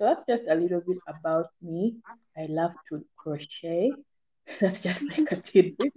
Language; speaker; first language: English; non-native, local second language; Ganda